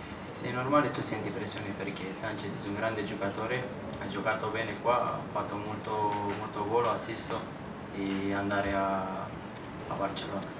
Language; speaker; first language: Italian; non-native, learner; Romanian